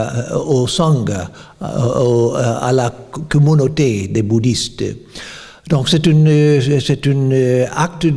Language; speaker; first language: French; non-native, fluent; English